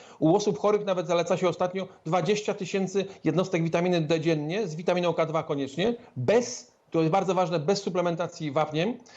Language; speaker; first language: Polish; native; Polish